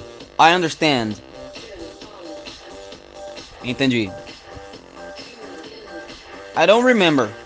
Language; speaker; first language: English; non-native, fluent; Portuguese